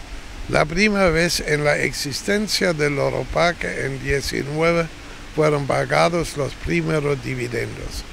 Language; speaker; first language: Spanish; non-native, fluent; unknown